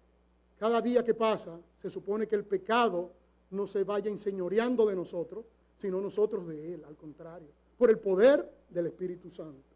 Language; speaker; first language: Spanish; native; Spanish